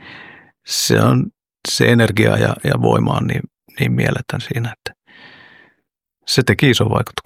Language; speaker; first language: Finnish; early bilingual, other home language; Oromo